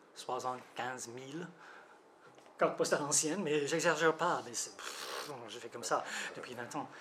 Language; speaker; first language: French; non-native, fluent; English